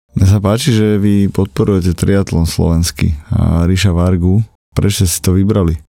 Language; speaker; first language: Slovak; native; Slovak